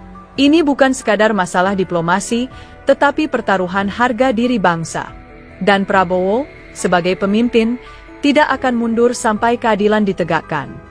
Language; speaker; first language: Indonesian; native; Indonesian